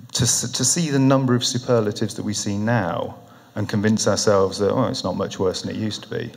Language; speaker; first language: English; native; English